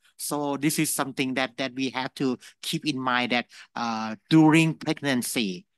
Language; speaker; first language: English; non-native, fluent; Thai